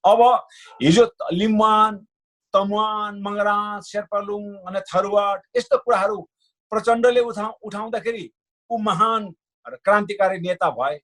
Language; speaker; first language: Nepali; non-native, local second language; Sherpa